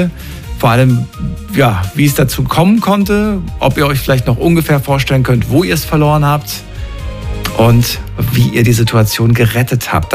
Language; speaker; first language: German; native; German